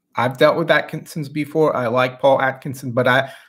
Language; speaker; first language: English; non-native, fluent; Portuguese